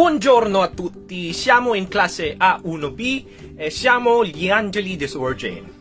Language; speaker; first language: Italian; non-native, learner; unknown